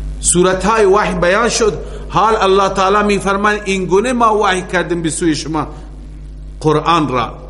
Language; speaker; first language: Persian; native; Persian